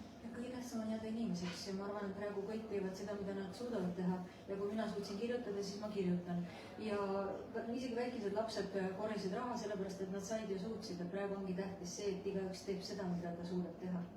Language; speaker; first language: Estonian; native; Estonian